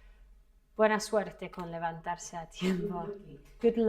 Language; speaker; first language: Spanish; non-native, fluent; English